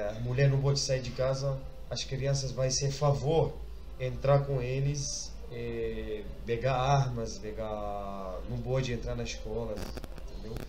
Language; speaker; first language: Portuguese; non-native, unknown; Arabic